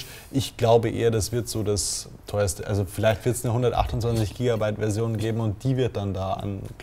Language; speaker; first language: German; native; German